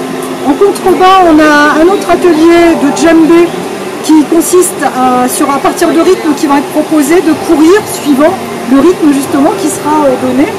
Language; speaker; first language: French; native; French